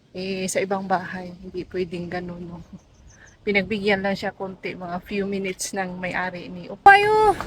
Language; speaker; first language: Filipino; non-native, local second language; Cebuano